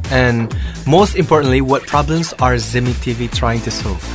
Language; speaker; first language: English; non-native, fluent; Javanese